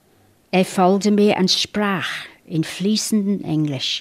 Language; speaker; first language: German; non-native, fluent; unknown